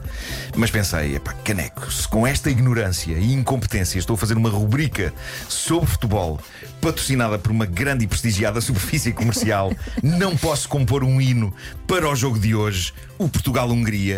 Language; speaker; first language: Portuguese; native; Portuguese